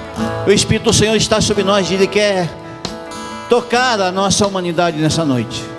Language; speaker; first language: Portuguese; native; Portuguese